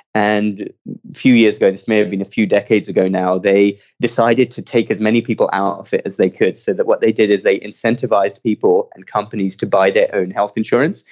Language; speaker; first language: English; native; English